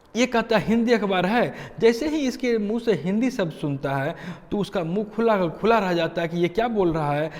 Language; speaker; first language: Hindi; native; Hindi